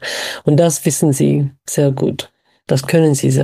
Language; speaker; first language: German; non-native, fluent; English